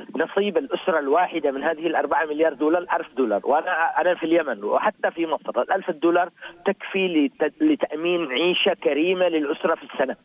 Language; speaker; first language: Arabic; native; Arabic